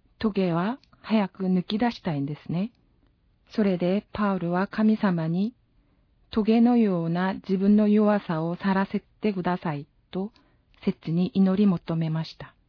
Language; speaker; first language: Japanese; non-native, fluent; Korean